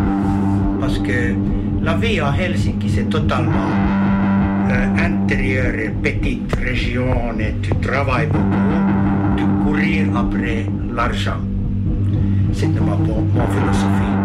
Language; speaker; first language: French; non-native, learner; Finnish